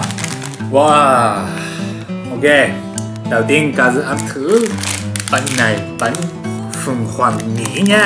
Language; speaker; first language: Vietnamese; non-native, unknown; Japanese